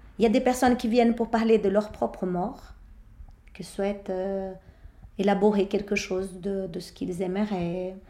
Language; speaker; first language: French; non-native, fluent; Portuguese